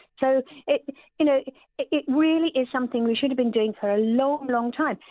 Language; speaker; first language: English; native; English